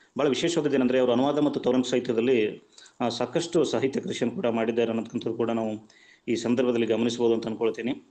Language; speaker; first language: Kannada; native; Kannada